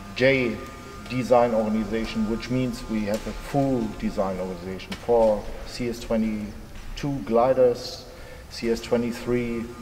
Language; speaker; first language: English; non-native, fluent; German